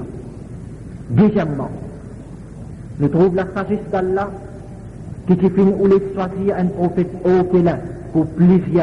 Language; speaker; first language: French; non-native, local second language; Morisyen